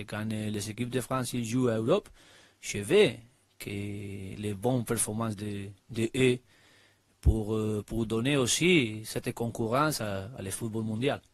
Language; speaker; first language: French; non-native, learner; Spanish